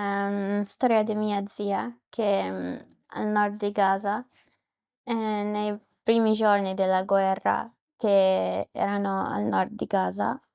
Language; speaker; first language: Italian; non-native, learner; Arabic